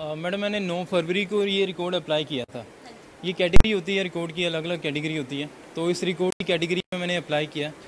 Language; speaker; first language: Hindi; native; Hindi